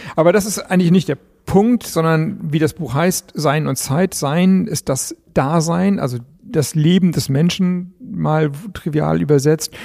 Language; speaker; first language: German; native; German